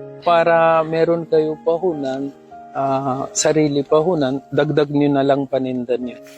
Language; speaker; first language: Filipino; non-native, learner; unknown